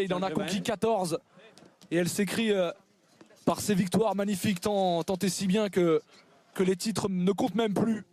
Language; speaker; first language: French; native; French